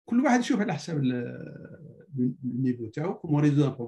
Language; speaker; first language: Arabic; native; Arabic